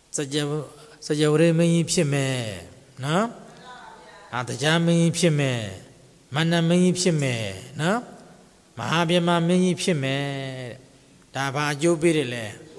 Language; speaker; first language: Burmese; native; Burmese